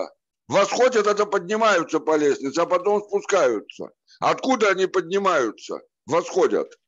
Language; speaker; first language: Russian; native; Russian